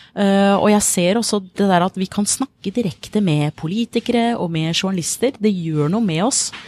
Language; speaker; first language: Norwegian; non-native, fluent; English